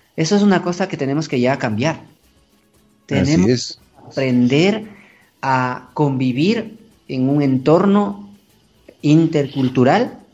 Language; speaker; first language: Spanish; native; Spanish